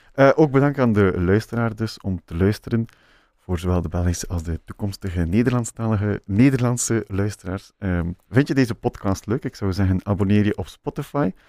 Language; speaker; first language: Dutch; native; Dutch